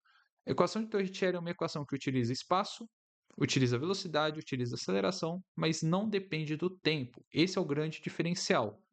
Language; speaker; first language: Portuguese; native; Portuguese